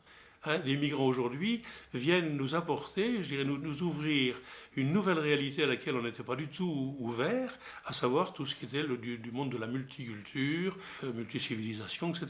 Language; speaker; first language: French; native; French